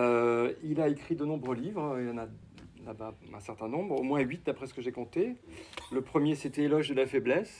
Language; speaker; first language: French; native; French